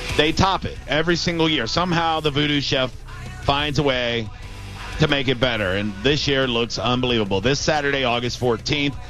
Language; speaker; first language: English; native; English